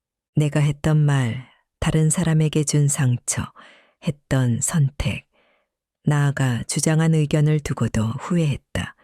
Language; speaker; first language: Korean; native; Korean